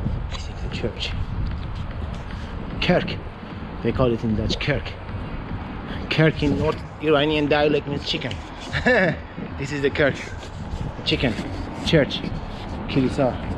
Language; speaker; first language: English; non-native, fluent; Persian